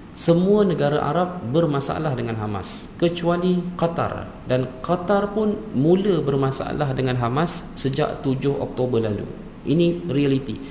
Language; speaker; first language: Malay; native; Malay